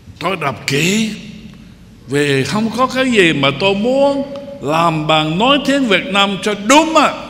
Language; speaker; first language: Vietnamese; non-native, fluent; English